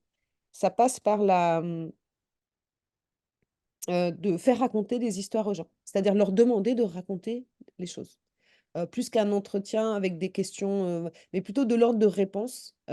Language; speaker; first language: French; native; French